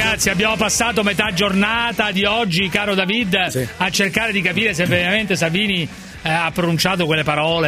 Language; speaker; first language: Italian; native; Italian